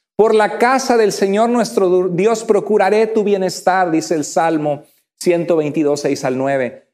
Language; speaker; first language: Spanish; native; Spanish